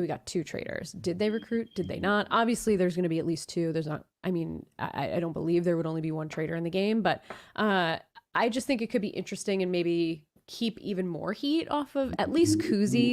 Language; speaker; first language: English; native; English